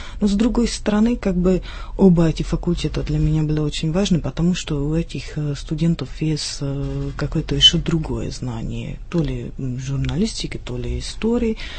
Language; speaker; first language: Russian; non-native, fluent; Czech